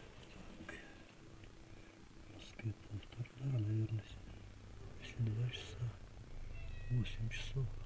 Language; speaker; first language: Russian; native; Russian